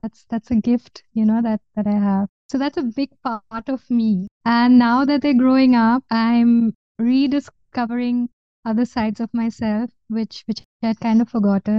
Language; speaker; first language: English; non-native, local second language; Bangla